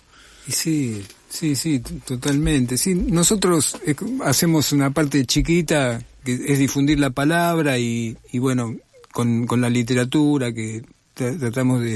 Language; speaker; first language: Spanish; native; Spanish